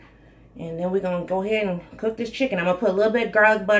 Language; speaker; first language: English; native; English